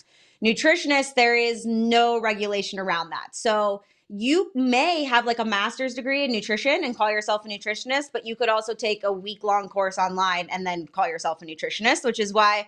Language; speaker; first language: English; native; English